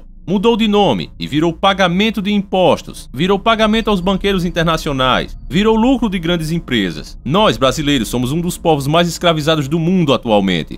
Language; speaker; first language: Portuguese; native; Portuguese